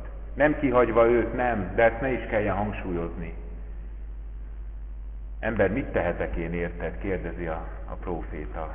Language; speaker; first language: Hungarian; native; Hungarian